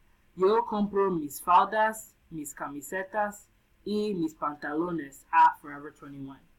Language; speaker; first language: Spanish; non-native, learner; English